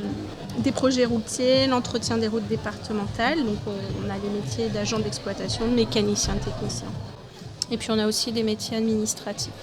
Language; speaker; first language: French; native; French